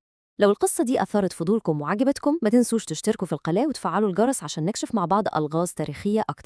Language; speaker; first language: Arabic; native; Arabic